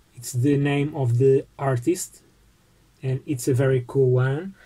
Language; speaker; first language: English; non-native, fluent; Portuguese